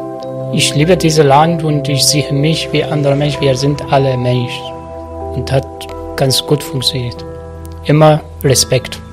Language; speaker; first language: German; non-native, learner; Arabic